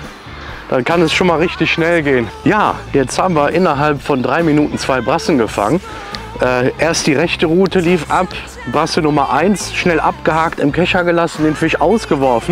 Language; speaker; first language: German; native; German